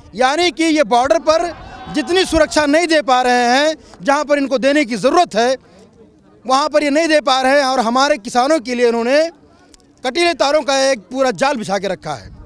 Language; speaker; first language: Hindi; native; Hindi